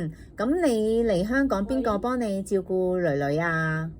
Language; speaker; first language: Cantonese; native; Cantonese